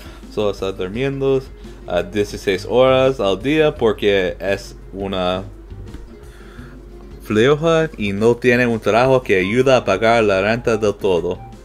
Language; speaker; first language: Spanish; non-native, learner; English